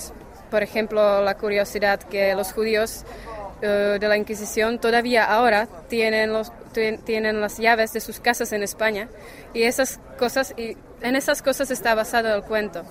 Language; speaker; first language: Spanish; non-native, learner; Czech